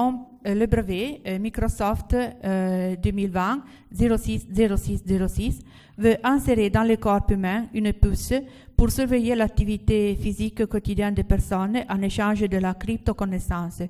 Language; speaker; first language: French; non-native, fluent; Italian